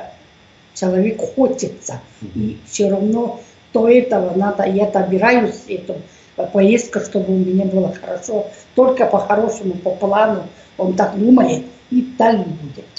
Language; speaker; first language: Russian; non-native, local second language; Tuvinian